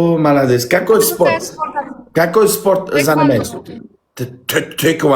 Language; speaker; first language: Russian; non-native, learner; Uzbek